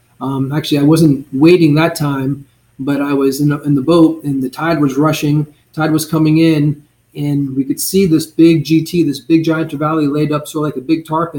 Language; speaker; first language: English; native; English